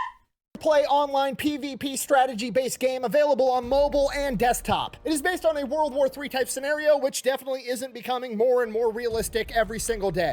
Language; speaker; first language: English; native; English